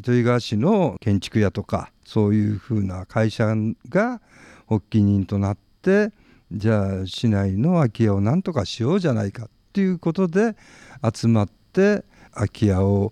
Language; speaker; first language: Japanese; native; Japanese